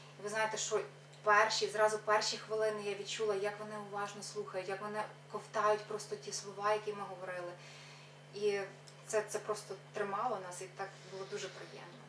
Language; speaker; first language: Ukrainian; native; Ukrainian